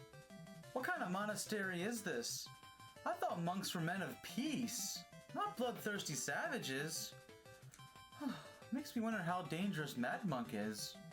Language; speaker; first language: English; native; English